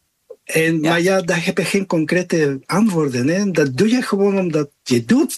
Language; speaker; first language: Dutch; non-native, fluent; Spanish